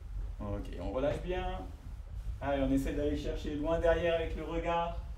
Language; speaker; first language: French; native; French